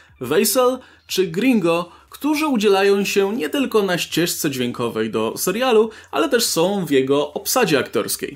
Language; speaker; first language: Polish; native; Polish